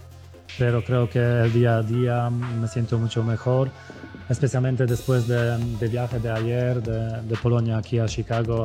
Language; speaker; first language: Spanish; non-native, learner; Polish